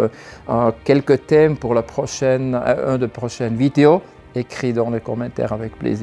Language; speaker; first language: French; non-native, learner; German